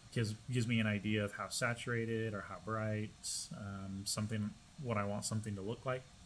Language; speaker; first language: English; native; English